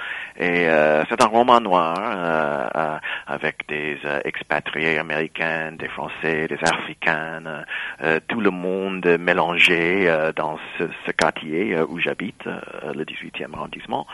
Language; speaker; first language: French; non-native, fluent; English